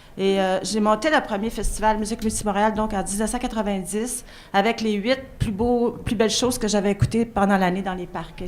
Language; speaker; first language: French; native; French